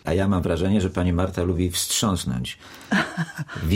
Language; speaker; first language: Polish; native; Polish